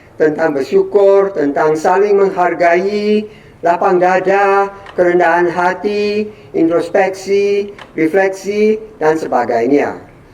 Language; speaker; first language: Indonesian; non-native, fluent; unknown